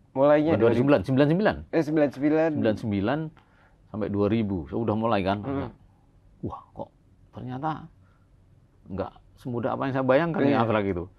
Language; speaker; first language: Indonesian; native; Indonesian